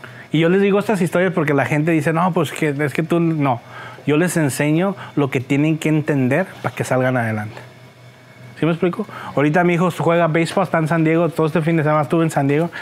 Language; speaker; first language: Spanish; early bilingual, heritage; Spanish